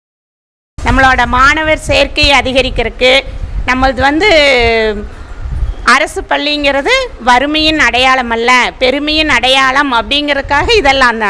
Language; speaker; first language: Tamil; native; Tamil